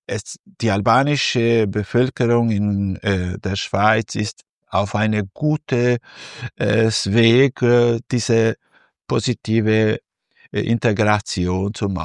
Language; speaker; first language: German; non-native, fluent; Albanian